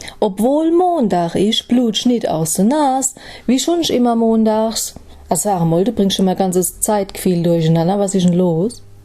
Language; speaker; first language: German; native; German